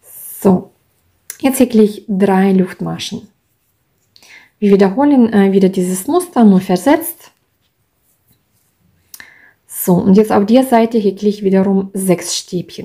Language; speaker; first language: German; non-native, fluent; Russian